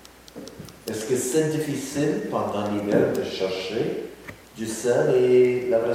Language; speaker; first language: French; non-native, local second language; English